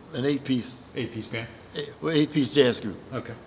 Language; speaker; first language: English; native; English